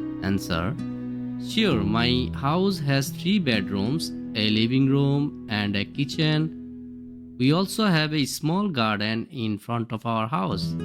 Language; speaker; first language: English; non-native, local second language; Bangla